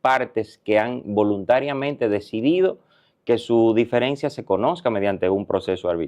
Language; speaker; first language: Spanish; native; Spanish